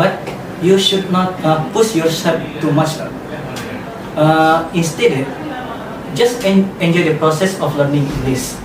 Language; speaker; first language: English; non-native, learner; Indonesian